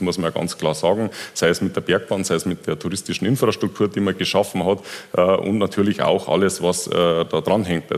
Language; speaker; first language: German; native; German